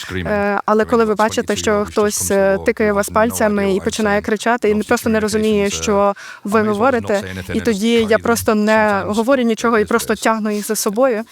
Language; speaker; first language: Ukrainian; early bilingual, heritage; English